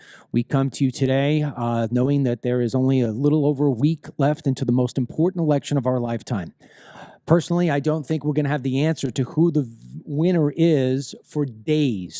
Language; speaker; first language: English; native; English